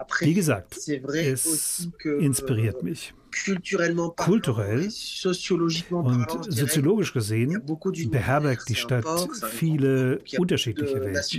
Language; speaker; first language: German; non-native, fluent; French